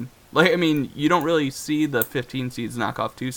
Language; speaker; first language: English; native; English